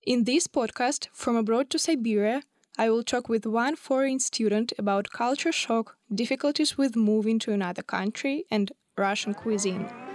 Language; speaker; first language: English; non-native, fluent; Russian